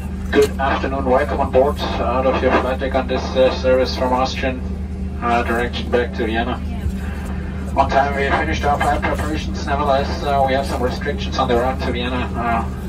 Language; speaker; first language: English; non-native, fluent; German